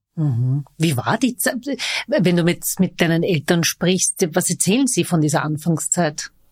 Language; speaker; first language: German; early bilingual, other home language; Turkish